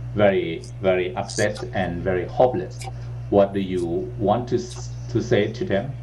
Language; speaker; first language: English; non-native, learner; Thai